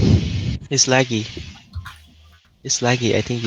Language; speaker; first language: English; non-native, learner; Vietnamese